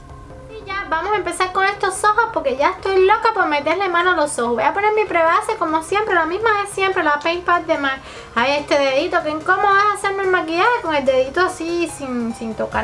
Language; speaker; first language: Spanish; native; Spanish